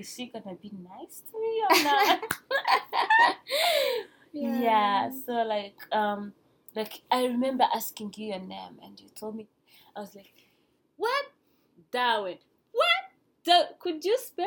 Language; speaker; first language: English; non-native, local second language; Kinyarwanda